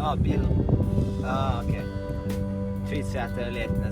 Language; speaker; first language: Russian; non-native, learner; English